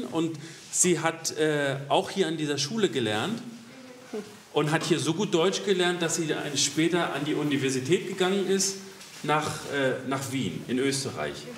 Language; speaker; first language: German; native; German